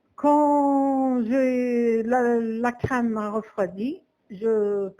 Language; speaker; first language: French; non-native, local second language; Arabic